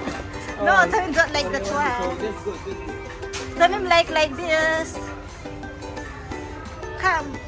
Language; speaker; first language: English; non-native, local second language; Filipino